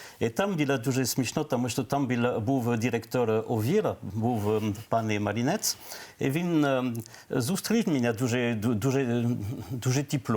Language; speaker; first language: Ukrainian; non-native, learner; French